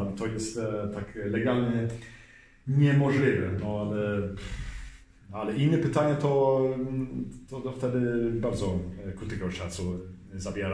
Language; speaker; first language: Polish; early bilingual, heritage; Swedish